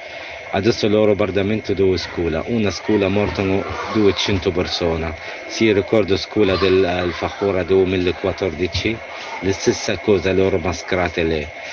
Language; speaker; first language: Italian; non-native, learner; Arabic